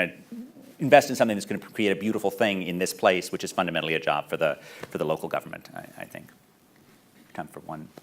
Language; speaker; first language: English; native; English